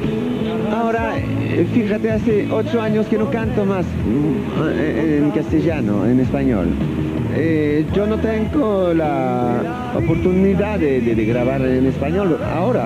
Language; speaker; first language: Spanish; non-native, learner; French